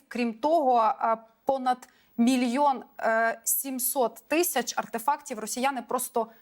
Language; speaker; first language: Ukrainian; native; Ukrainian